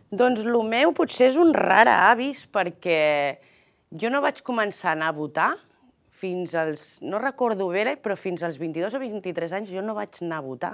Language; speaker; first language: Catalan; early bilingual, other home language; Spanish